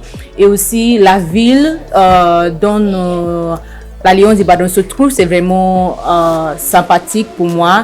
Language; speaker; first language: French; non-native, learner; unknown